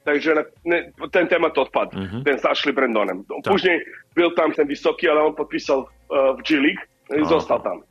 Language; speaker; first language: Polish; non-native, learner; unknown